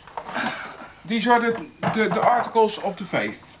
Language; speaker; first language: English; non-native, learner; Dutch